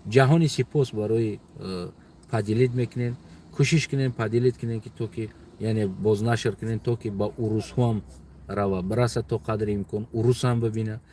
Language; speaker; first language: Persian; non-native, local second language; Uzbek